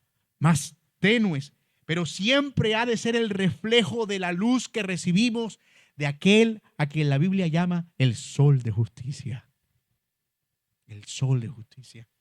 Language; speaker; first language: Spanish; native; Spanish